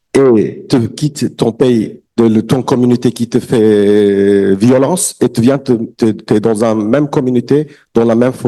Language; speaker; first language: French; non-native, learner; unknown